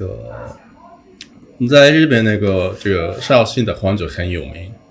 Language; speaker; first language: Chinese; non-native, learner; Japanese